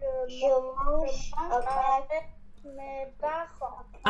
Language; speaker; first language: French; non-native, learner; Chinese